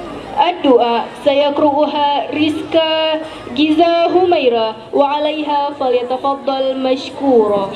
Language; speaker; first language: Arabic; non-native, learner; Indonesian